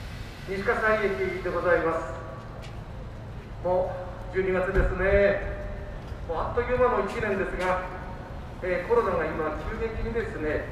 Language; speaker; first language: Japanese; native; Japanese